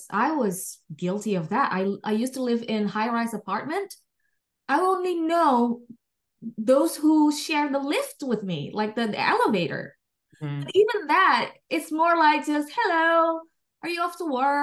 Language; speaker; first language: English; non-native, fluent; Indonesian